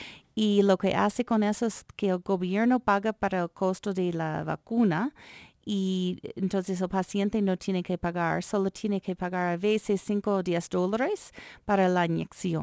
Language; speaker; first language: Spanish; non-native, fluent; English